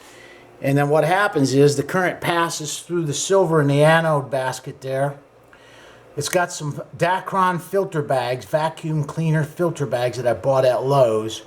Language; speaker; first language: English; native; English